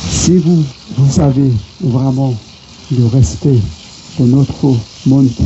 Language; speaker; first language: French; non-native, local second language; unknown